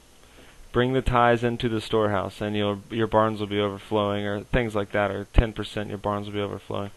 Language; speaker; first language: English; native; English